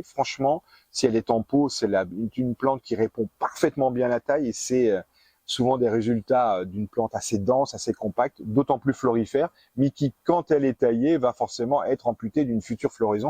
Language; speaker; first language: French; native; French